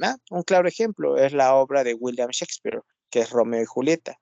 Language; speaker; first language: Spanish; native; Spanish